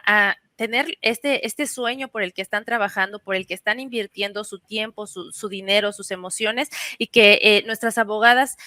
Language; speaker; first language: Spanish; native; Spanish